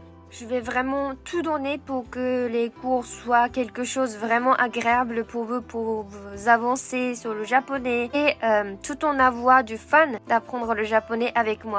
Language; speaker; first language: French; non-native, fluent; Japanese